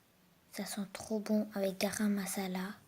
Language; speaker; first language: French; non-native, learner; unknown